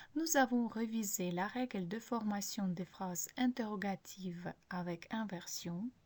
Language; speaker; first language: French; non-native, fluent; Ukrainian